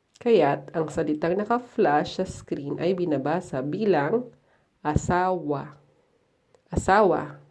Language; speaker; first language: Filipino; native; Filipino